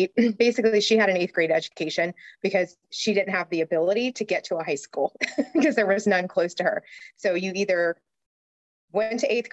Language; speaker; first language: English; native; English